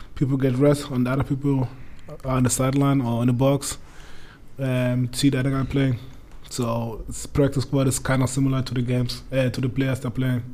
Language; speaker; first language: English; non-native, learner; German